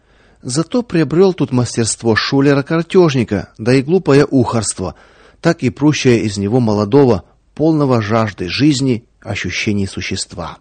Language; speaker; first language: Russian; native; Russian